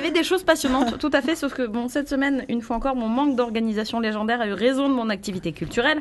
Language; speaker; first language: French; native; French